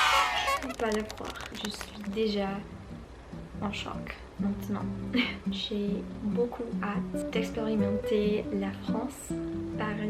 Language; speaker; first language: French; non-native, fluent; English